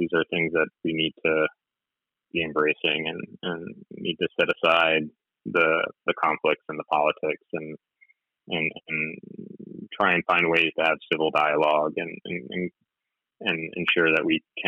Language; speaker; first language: English; native; English